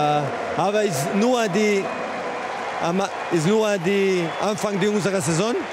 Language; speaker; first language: German; non-native, learner; Spanish